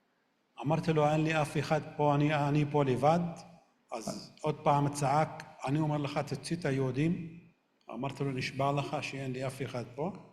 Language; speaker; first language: Hebrew; non-native, local second language; Arabic